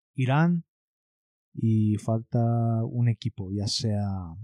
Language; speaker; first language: Spanish; early bilingual, heritage; Spanish